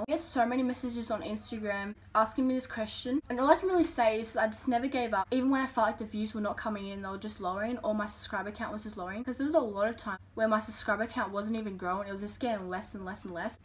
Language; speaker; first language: English; native; English